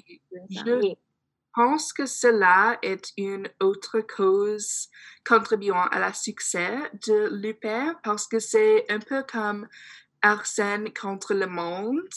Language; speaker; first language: French; non-native, fluent; English